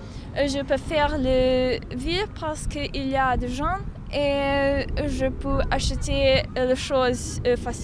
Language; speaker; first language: French; non-native, learner; Bosnian